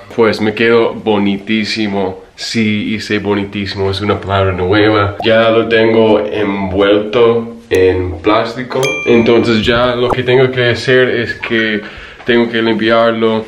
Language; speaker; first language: Spanish; non-native, fluent; English